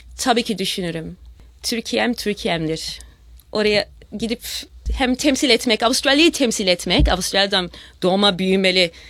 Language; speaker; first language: Turkish; early bilingual, heritage; Turkish